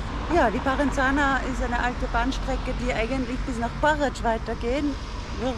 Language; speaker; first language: German; native; German